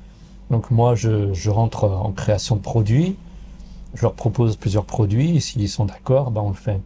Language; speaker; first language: French; native; French